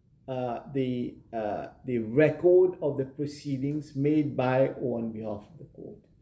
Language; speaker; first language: English; non-native, local second language; Morisyen